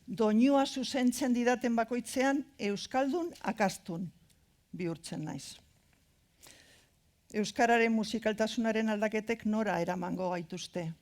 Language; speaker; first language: Basque; non-native, local second language; Spanish